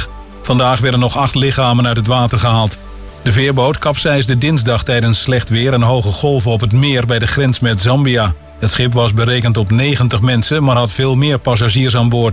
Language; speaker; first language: Dutch; native; Dutch